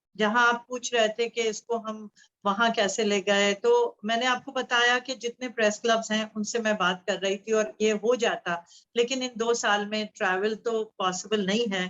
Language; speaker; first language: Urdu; native; Urdu